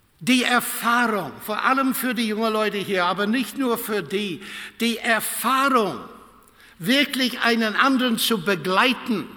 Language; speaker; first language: German; non-native, fluent; English